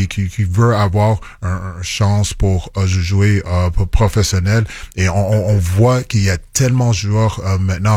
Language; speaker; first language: French; non-native, local second language; English